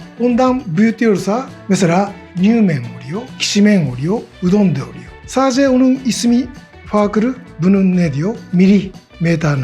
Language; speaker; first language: Turkish; non-native, learner; Japanese